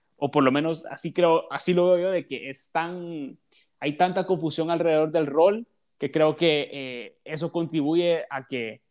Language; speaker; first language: Spanish; native; Spanish